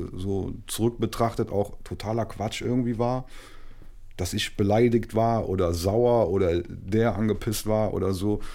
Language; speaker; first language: German; native; German